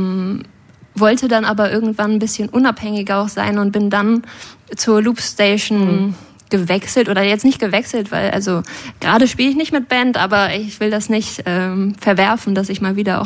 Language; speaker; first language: German; native; German